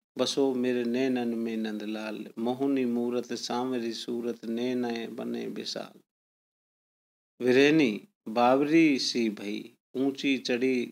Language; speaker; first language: Hindi; native; Hindi